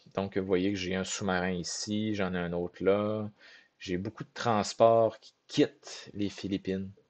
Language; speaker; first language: French; native; French